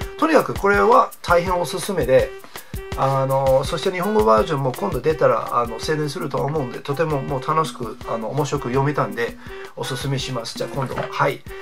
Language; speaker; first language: Japanese; non-native, fluent; English